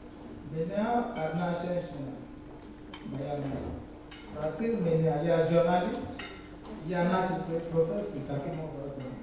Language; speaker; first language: Russian; non-native, learner; Yoruba